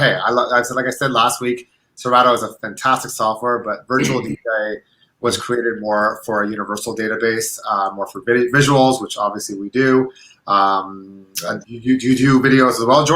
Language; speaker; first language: English; native; English